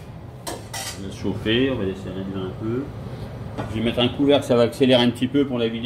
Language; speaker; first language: French; native; French